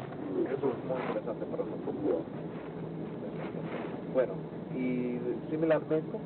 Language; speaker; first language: Spanish; non-native, fluent; English